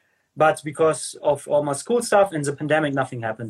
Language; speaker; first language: English; non-native, fluent; German